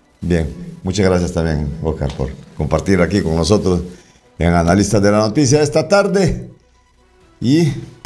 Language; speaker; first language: Spanish; native; Spanish